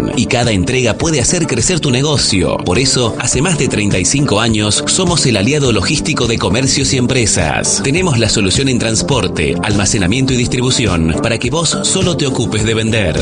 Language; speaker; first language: Spanish; native; Spanish